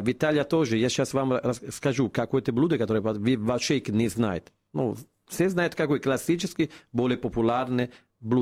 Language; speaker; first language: Russian; non-native, fluent; Italian